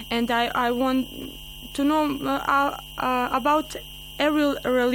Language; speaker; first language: English; non-native, learner; Bosnian